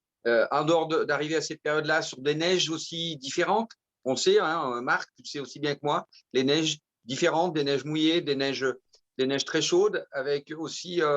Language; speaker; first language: French; native; French